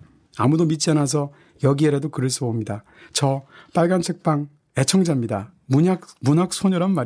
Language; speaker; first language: Korean; native; Korean